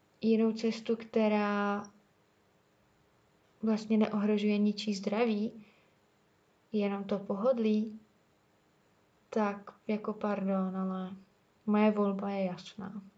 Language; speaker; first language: Czech; native; Czech